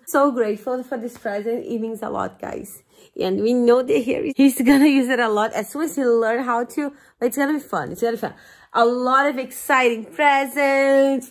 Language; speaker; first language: English; non-native, fluent; Portuguese